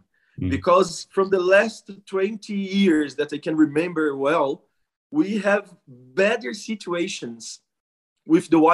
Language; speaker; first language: English; non-native, fluent; Portuguese